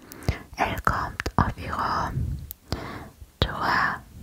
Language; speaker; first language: French; non-native, learner; German